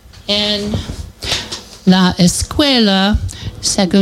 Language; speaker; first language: Spanish; non-native, learner; English